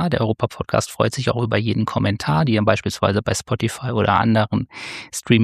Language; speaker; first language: German; native; German